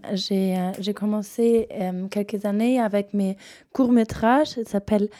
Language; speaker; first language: French; non-native, fluent; German